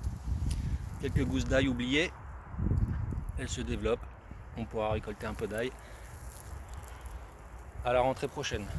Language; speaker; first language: French; native; French